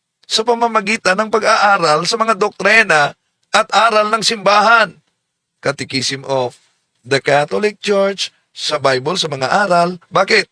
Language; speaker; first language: Filipino; native; Filipino